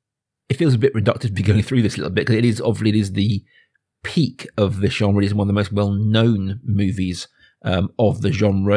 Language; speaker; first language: English; native; English